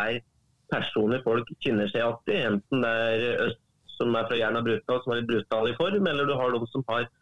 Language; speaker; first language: Norwegian; native; Norwegian